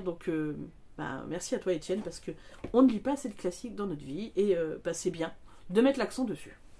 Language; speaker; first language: French; native; French